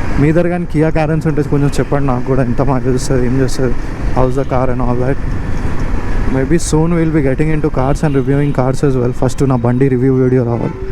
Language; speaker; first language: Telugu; non-native, local second language; Hindi